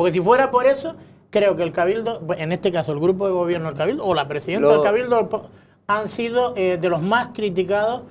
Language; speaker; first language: Spanish; native; Spanish